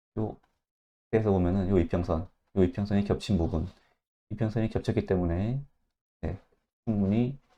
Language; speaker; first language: Korean; native; Korean